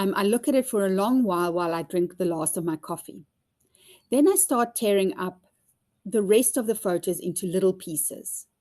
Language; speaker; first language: English; non-native, local second language; Afrikaans